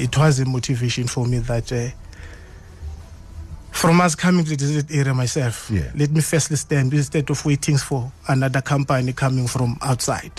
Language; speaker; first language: English; non-native, local second language; Swati